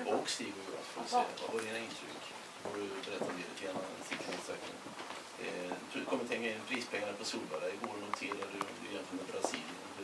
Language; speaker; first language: Swedish; native; Swedish